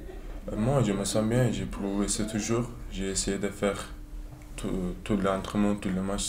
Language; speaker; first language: French; non-native, learner; Turkish